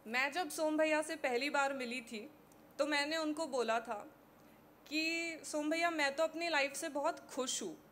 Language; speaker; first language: Hindi; non-native, local second language; Marathi